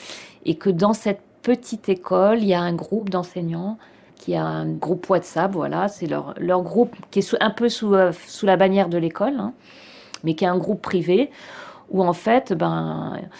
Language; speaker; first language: French; native; French